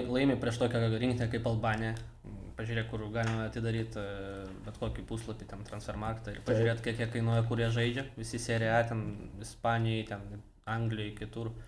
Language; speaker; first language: Lithuanian; non-native, local second language; Russian